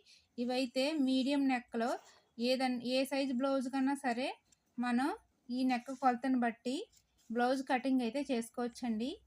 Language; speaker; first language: Telugu; native; Telugu